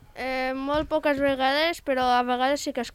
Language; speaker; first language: Catalan; non-native, local second language; Spanish